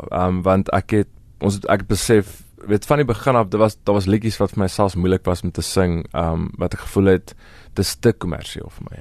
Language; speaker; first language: Afrikaans; native; Afrikaans